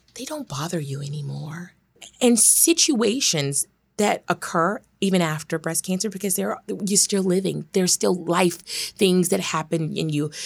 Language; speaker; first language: English; native; English